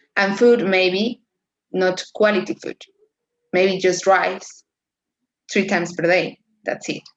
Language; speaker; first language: English; non-native, fluent; Spanish